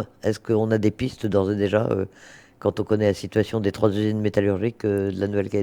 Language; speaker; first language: French; native; French